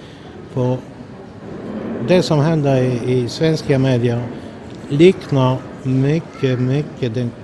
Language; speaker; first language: Swedish; non-native, fluent; Polish